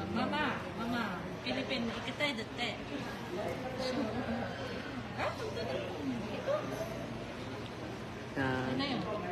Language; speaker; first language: Japanese; non-native, learner; Vietnamese